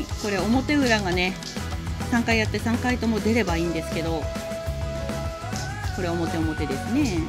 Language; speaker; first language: Japanese; native; Japanese